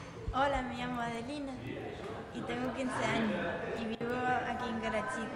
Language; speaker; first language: Spanish; non-native, learner; German